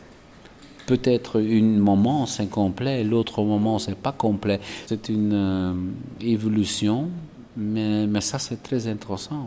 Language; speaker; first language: French; non-native, local second language; Dutch